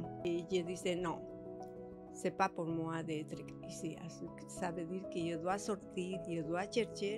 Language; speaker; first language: French; early bilingual, other home language; Spanish